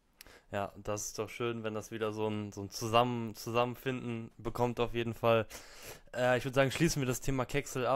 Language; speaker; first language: German; native; German